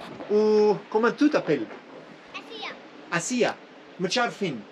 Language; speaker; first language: French; non-native, learner; Italian